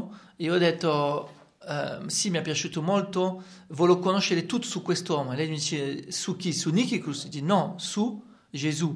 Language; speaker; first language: Italian; non-native, fluent; French